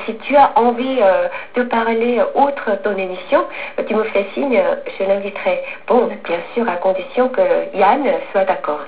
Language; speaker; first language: French; non-native, fluent; Korean